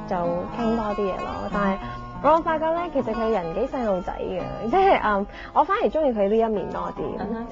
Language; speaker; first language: Cantonese; early bilingual, heritage; Cantonese